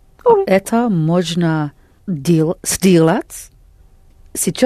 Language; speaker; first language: Russian; non-native, learner; English